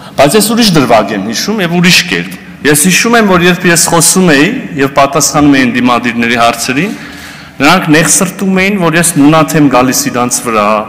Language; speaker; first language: Armenian; native; Armenian